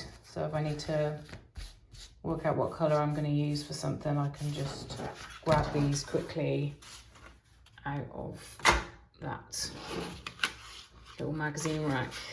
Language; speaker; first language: English; native; English